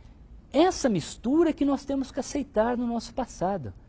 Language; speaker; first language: Portuguese; native; Portuguese